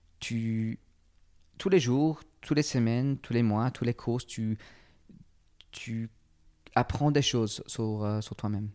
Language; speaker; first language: French; non-native, fluent; English